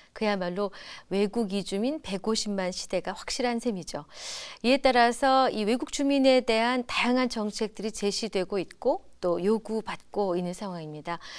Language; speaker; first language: Korean; native; Korean